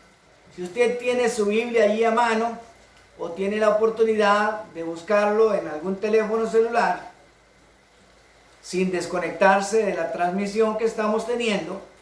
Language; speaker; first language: Spanish; native; Spanish